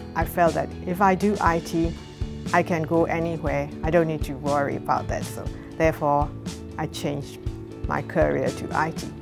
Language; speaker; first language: English; non-native, fluent; Burmese